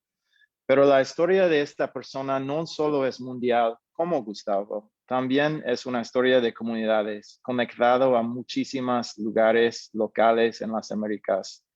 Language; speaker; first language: Spanish; non-native, fluent; English